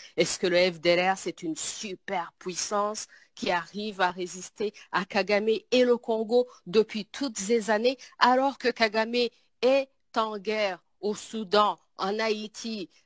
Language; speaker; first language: French; non-native, local second language; Kinyarwanda